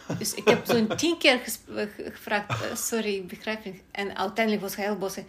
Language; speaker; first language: Dutch; non-native, fluent; Russian